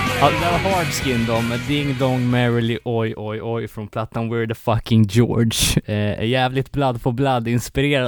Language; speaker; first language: Swedish; native; Swedish